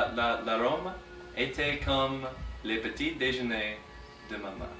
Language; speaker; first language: French; non-native, learner; English